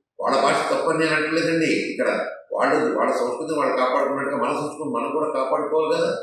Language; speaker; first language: Telugu; native; Telugu